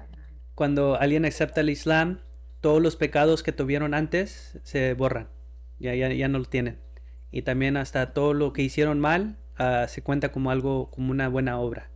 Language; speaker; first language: Spanish; early bilingual, heritage; Spanish